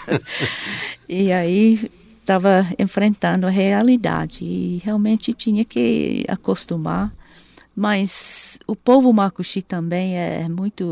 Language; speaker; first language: Portuguese; non-native, fluent; English